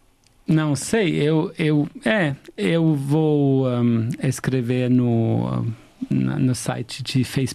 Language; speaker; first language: Portuguese; non-native, fluent; German